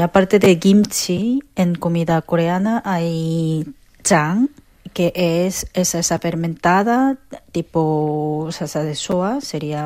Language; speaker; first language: Spanish; non-native, learner; Korean